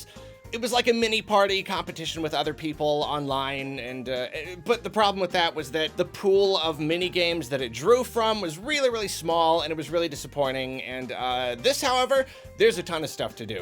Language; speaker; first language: English; native; English